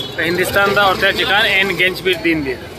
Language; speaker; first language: Turkish; non-native, fluent; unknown